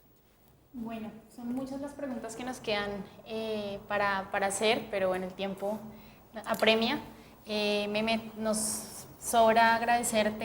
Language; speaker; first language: Spanish; native; Spanish